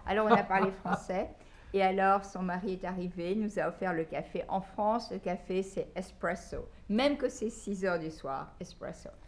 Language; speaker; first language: French; native; French